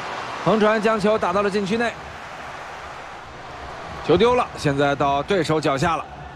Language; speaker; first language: Chinese; native; Chinese